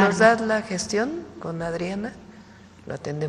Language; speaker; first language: Spanish; native; Spanish